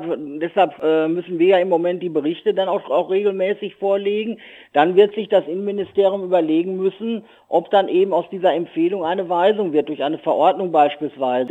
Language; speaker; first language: German; native; German